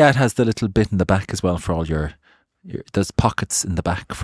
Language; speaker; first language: English; native; English